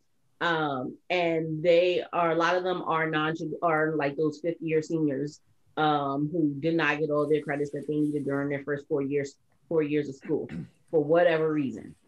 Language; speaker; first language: English; native; English